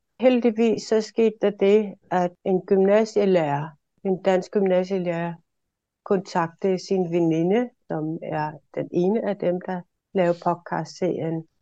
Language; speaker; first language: Danish; non-native, local second language; Kalaallisut